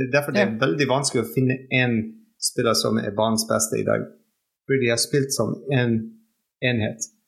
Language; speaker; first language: Norwegian; non-native, fluent; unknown